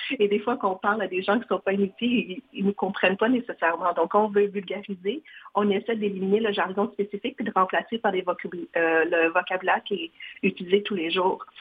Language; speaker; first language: French; non-native, fluent; Vietnamese